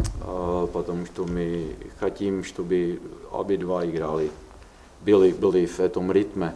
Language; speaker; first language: Russian; non-native, learner; Czech